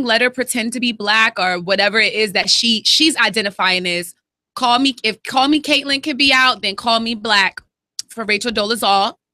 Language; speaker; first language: English; native; English